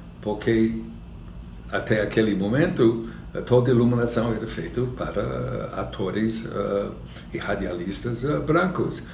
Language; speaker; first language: Portuguese; non-native, fluent; English